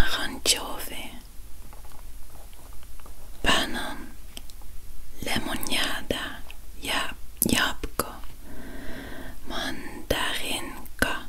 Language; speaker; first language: Polish; non-native, learner; Dutch